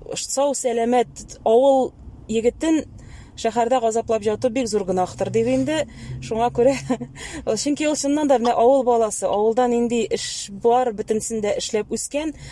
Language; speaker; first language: Tatar; native; Tatar